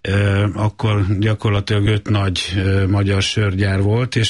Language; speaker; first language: Hungarian; native; Hungarian